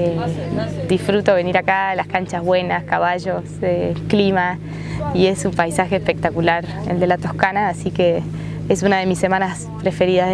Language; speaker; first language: Spanish; native; Spanish